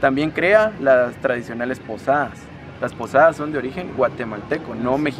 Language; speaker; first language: Spanish; native; Spanish